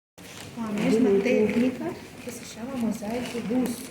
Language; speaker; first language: Portuguese; non-native, fluent; Russian